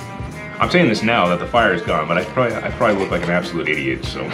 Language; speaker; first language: English; native; English